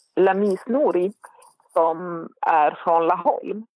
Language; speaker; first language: Swedish; non-native, fluent; Arabic